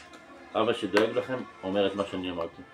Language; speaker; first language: Hebrew; native; Hebrew